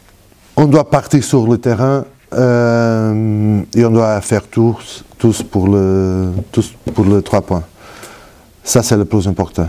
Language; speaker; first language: French; non-native, fluent; Portuguese